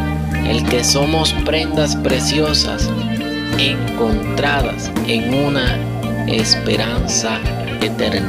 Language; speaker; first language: Spanish; native; Spanish